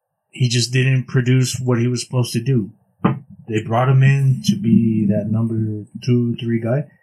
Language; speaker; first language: English; early bilingual, other home language; Spanish